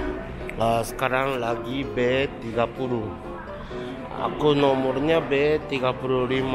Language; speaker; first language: Indonesian; non-native, fluent; Japanese